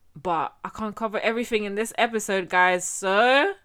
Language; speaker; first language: English; early bilingual, heritage; Spanish